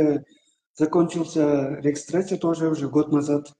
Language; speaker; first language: Russian; non-native, learner; Kyrgyz